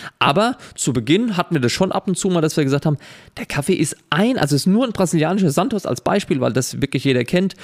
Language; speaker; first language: German; native; German